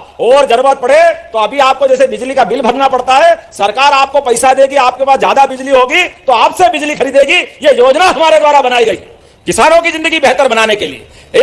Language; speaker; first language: Hindi; native; Hindi